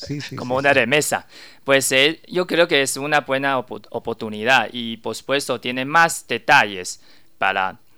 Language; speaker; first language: Spanish; non-native, learner; Chinese